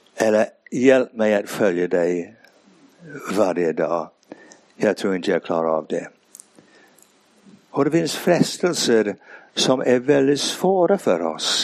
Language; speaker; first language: Swedish; non-native, fluent; English